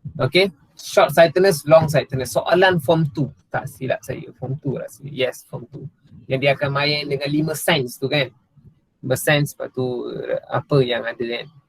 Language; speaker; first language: Malay; non-native, local second language; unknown